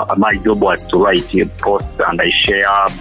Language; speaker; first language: English; non-native, local second language; Kinyarwanda